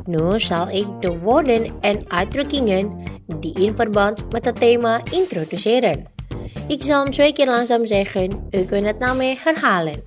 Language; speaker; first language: Dutch; non-native, learner; Indonesian